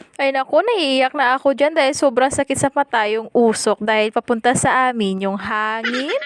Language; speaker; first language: Filipino; native; Filipino